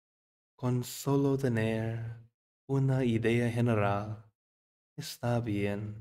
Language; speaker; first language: Spanish; non-native, fluent; English